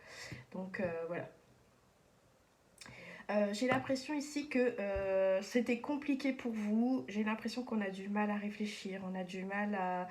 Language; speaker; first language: French; native; French